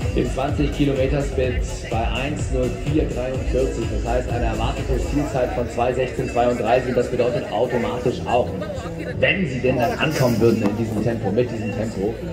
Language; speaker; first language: German; native; German